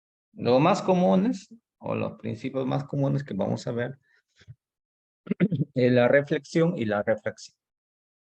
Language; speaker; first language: Spanish; native; Spanish